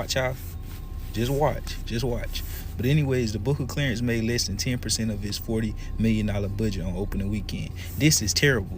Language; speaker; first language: English; native; English